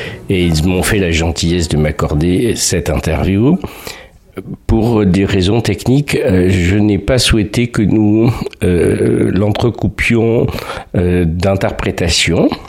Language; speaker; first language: French; native; French